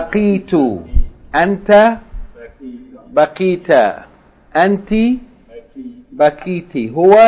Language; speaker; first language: Arabic; non-native, fluent; English